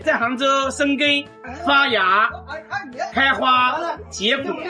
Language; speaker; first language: Chinese; non-native, local second language; Wu Chinese